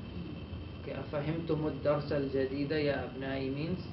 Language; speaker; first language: Arabic; non-native, fluent; English